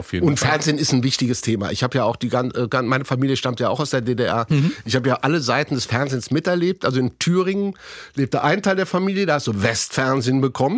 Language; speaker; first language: German; native; German